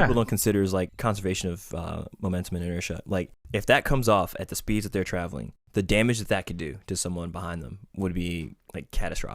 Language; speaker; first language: English; native; English